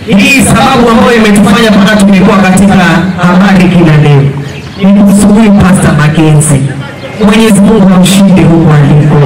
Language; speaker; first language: Swahili; native; Swahili